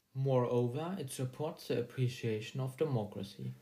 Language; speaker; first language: English; non-native, fluent; German